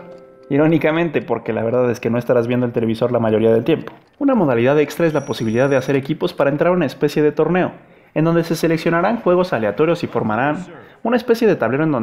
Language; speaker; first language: Spanish; native; Spanish